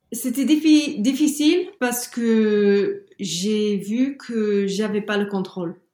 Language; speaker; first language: French; non-native, fluent; English